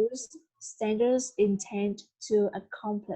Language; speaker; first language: English; non-native, learner; Vietnamese